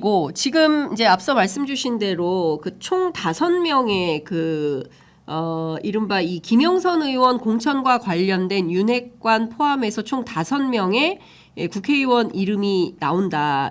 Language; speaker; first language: Korean; native; Korean